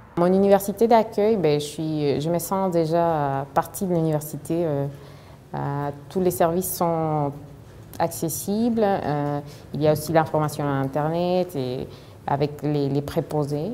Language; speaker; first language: French; non-native, fluent; Spanish